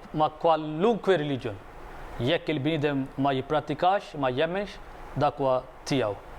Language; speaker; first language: Maltese; non-native, fluent; Arabic